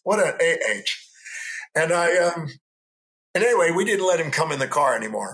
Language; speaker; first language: English; native; English